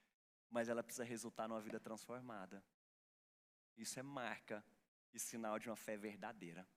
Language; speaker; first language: Portuguese; native; Portuguese